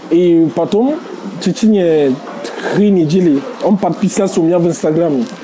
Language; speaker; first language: Russian; non-native, fluent; Jamaican Creole English